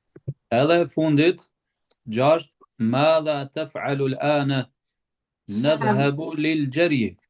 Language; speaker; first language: Arabic; non-native, fluent; Albanian